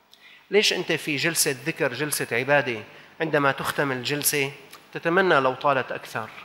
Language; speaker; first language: Arabic; native; Arabic